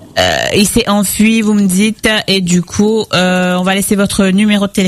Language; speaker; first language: French; native; French